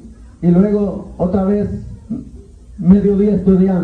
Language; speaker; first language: Spanish; native; Spanish